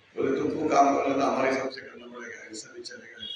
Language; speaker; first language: Hindi; non-native, local second language; Marathi